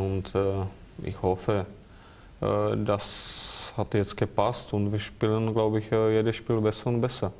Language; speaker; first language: German; non-native, fluent; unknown